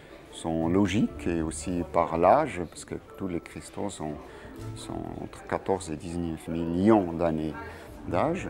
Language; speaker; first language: French; non-native, local second language; German